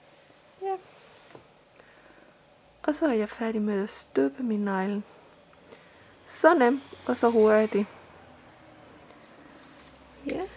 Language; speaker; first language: Danish; non-native, fluent; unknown